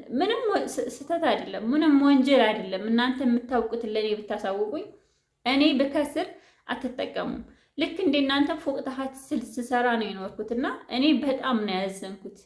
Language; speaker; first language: Amharic; native; Amharic